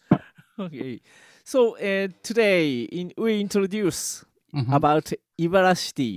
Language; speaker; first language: English; non-native, learner; Japanese